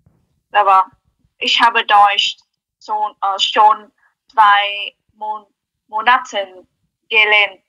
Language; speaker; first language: German; non-native, learner; Vietnamese